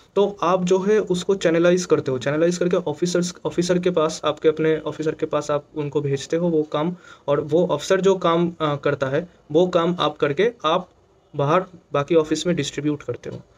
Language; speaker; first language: Hindi; non-native, local second language; Bangla